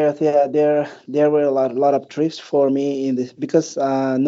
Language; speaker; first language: English; non-native, local second language; Nepali